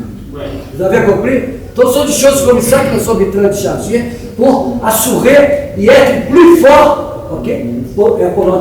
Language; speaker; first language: French; non-native, fluent; Portuguese